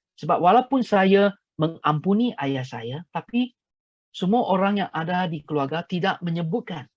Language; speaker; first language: Malay; non-native, local second language; Chinese